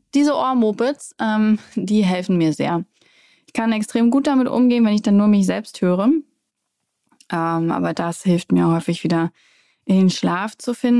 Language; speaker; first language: German; native; German